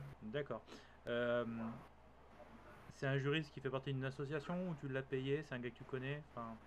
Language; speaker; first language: French; native; French